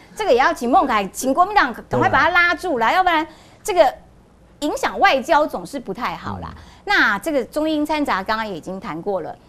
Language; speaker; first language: Chinese; native; Chinese